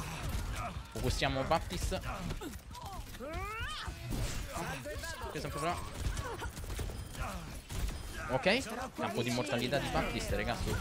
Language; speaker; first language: Italian; native; Italian